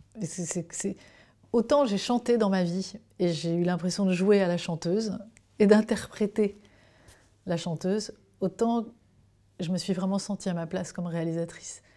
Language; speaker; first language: French; native; French